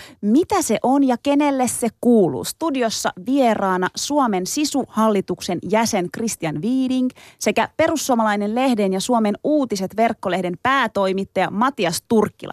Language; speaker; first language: Finnish; early bilingual, other home language; Turkish